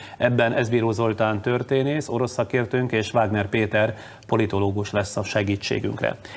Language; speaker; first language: Hungarian; native; Hungarian